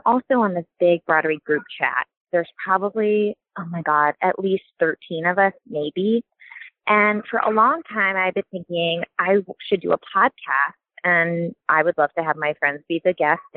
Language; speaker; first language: English; native; English